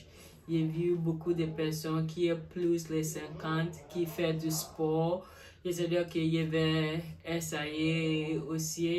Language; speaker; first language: French; non-native, learner; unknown